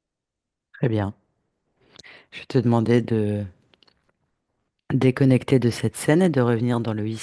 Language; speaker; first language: French; native; French